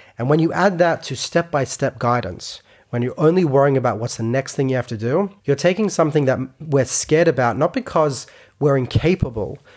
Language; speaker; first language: English; non-native, fluent; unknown